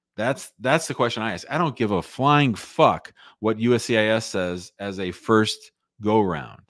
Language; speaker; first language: English; native; English